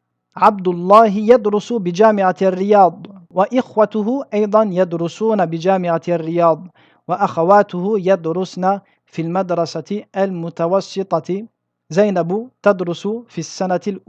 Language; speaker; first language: Arabic; non-native, fluent; French